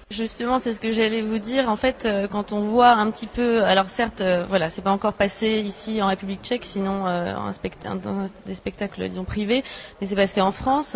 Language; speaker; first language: French; native; French